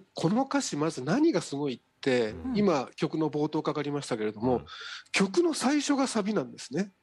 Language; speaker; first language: Japanese; native; Japanese